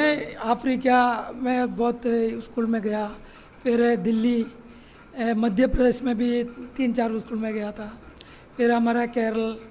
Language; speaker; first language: Hindi; non-native, learner; Malayalam